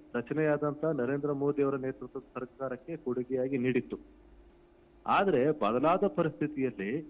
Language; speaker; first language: Kannada; native; Kannada